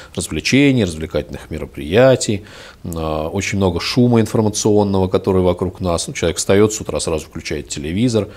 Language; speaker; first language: Russian; native; Russian